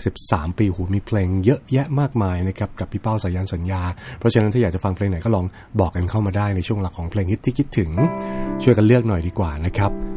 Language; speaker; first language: Thai; native; Thai